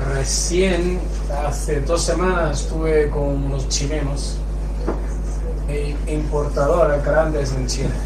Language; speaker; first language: Spanish; non-native, fluent; Chinese